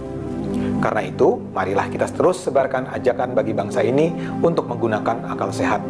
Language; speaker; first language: Indonesian; native; Indonesian